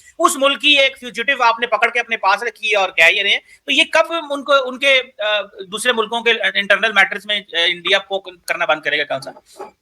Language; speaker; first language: Urdu; non-native, local second language; Punjabi